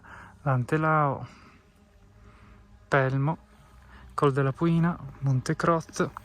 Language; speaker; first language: Italian; native; Italian